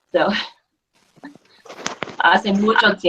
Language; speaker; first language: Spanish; non-native, fluent; English